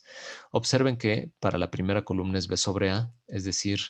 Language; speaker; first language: Spanish; native; Spanish